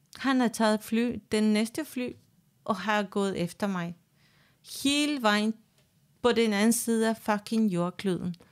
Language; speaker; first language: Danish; non-native, fluent; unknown